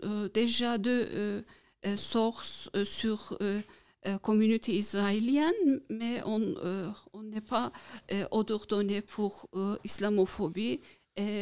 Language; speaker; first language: French; non-native, learner; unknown